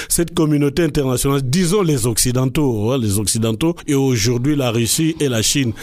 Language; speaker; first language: French; non-native, local second language; Lingala